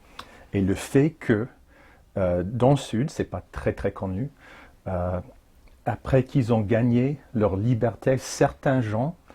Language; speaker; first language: French; non-native, fluent; English